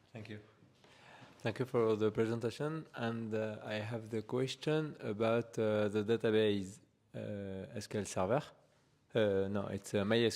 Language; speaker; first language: English; non-native, learner; French